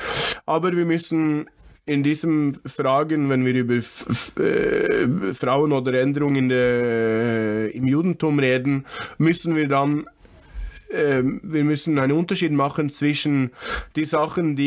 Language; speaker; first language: German; non-native, fluent; English